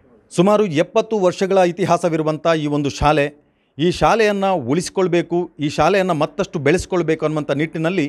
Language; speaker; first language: Kannada; native; Kannada